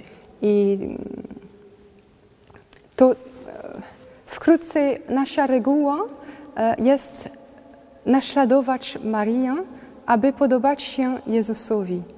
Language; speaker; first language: Polish; non-native, learner; French